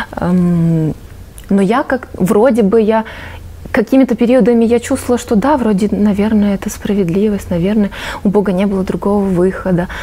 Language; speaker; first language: Russian; native; Russian